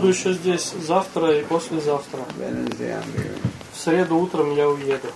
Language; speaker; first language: Russian; native; Russian